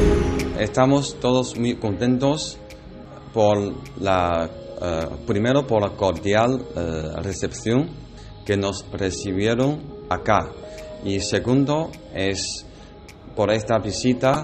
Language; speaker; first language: Spanish; non-native, fluent; Chinese